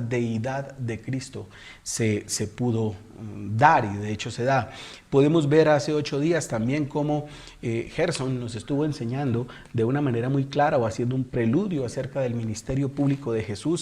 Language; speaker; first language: Spanish; native; Spanish